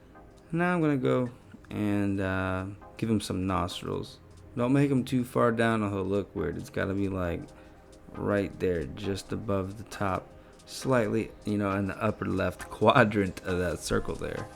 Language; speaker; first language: English; native; English